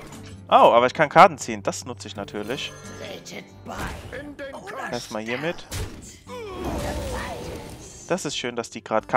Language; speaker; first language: German; native; German